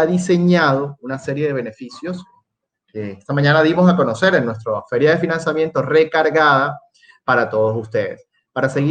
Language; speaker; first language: Spanish; native; Spanish